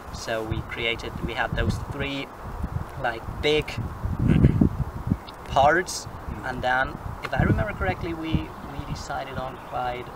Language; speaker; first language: English; non-native, fluent; German